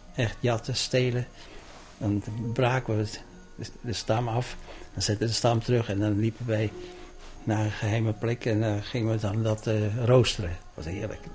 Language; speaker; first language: Dutch; early bilingual, other home language; Indonesian